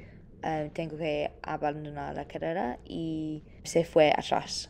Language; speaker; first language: Spanish; non-native, fluent; English